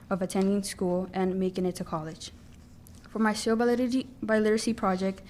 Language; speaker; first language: English; early bilingual, other home language; Spanish